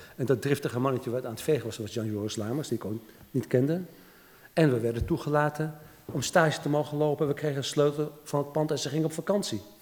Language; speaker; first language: Dutch; native; Dutch